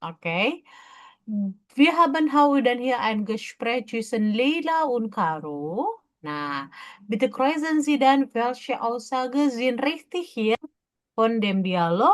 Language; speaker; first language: German; non-native, fluent; Indonesian